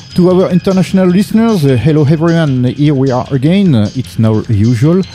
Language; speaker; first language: English; non-native, learner; French